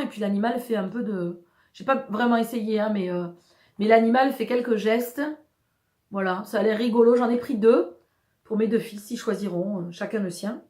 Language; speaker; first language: French; native; French